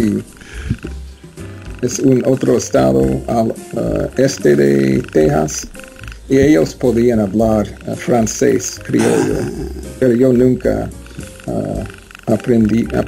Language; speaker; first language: Spanish; non-native, learner; English